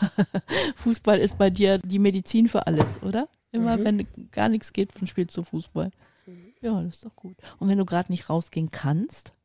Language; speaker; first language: German; native; German